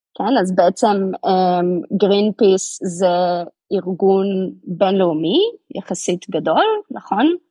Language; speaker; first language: Hebrew; native; Hebrew